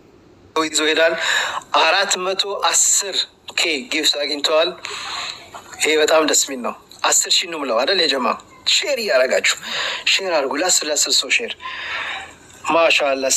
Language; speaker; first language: Arabic; non-native, fluent; Amharic